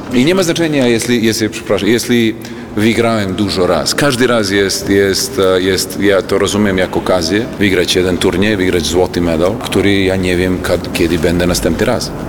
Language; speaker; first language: Polish; non-native, fluent; Serbian